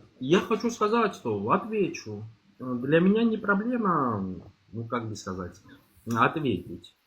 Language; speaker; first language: Russian; non-native, local second language; Georgian